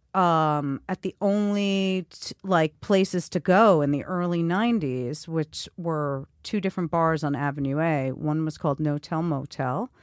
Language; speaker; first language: English; native; English